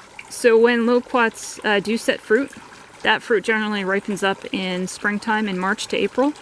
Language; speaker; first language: English; native; English